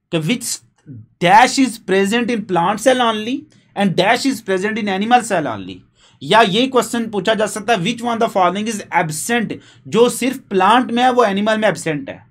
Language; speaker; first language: Urdu; non-native, local second language; Punjabi